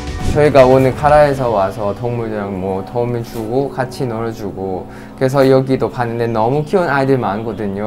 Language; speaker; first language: Korean; non-native, fluent; Thai